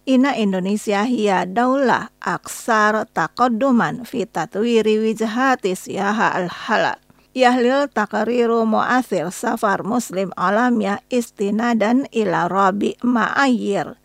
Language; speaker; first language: Arabic; non-native, fluent; Indonesian